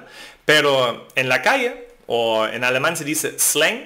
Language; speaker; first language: Spanish; non-native, fluent; German